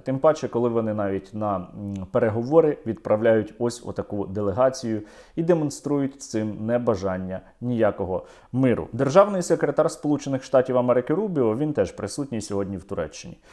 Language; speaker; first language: Ukrainian; native; Ukrainian